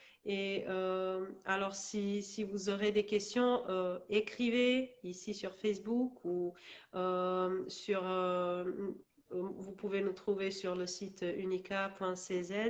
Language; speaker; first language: French; non-native, learner; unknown